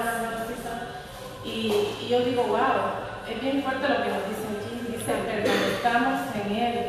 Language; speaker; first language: Spanish; native; Spanish